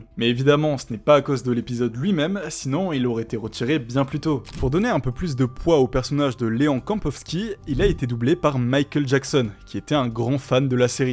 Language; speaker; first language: French; native; French